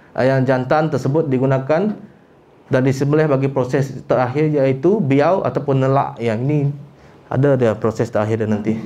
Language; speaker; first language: Malay; non-native, local second language; Iban